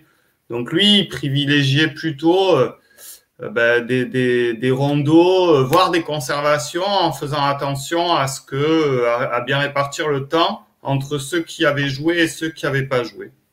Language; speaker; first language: French; native; French